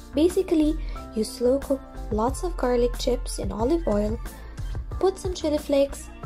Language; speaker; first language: English; non-native, local second language; Filipino